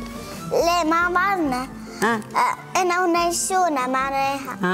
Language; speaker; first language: Arabic; native; Arabic